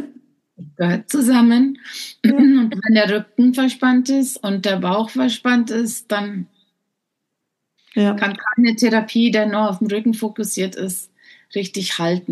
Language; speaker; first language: German; non-native, fluent; English